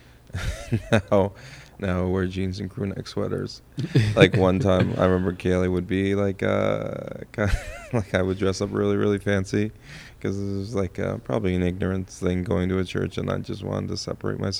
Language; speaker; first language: English; native; English